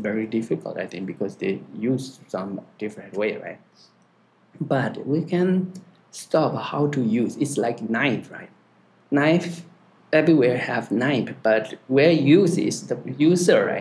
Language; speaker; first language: English; non-native, learner; Tibetan